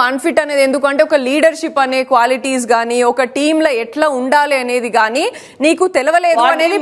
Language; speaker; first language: Telugu; native; Telugu